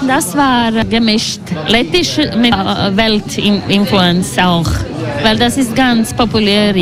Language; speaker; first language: German; non-native, learner; Latvian